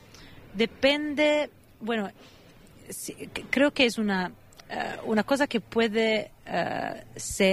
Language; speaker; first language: Spanish; non-native, fluent; Italian